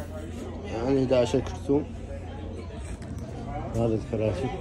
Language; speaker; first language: Arabic; non-native, learner; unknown